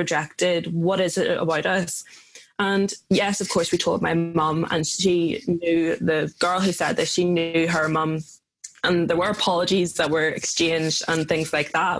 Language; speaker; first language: English; native; English